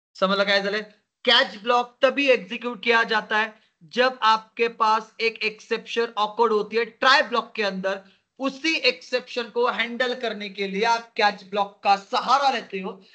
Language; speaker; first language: Hindi; non-native, local second language; Marathi